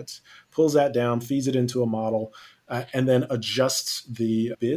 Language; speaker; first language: English; native; English